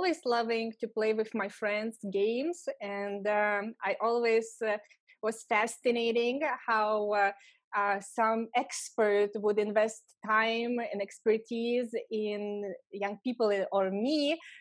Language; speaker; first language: English; non-native, fluent; Lithuanian